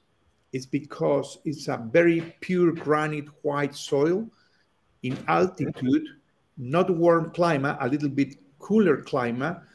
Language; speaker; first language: English; non-native, learner; Spanish